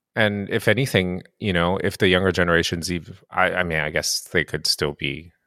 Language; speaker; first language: English; early bilingual, other home language; Japanese